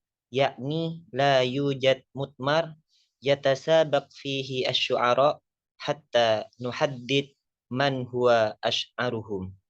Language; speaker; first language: Arabic; non-native, learner; Indonesian